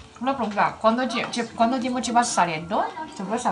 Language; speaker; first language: Spanish; non-native, learner; Chinese